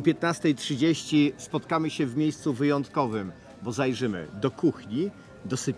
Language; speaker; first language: Polish; native; Polish